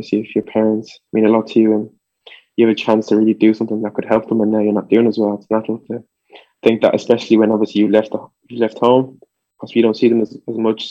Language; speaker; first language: English; early bilingual, other home language; French